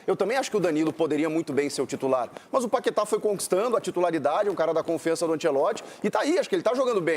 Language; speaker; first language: Portuguese; native; Portuguese